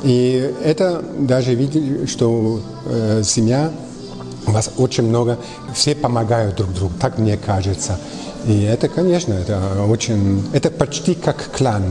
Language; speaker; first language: Russian; non-native, fluent; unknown